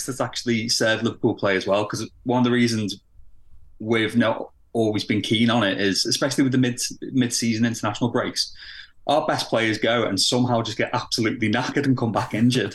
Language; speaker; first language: English; native; English